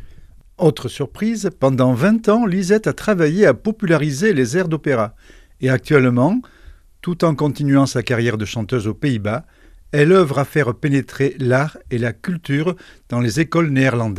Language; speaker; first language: French; native; French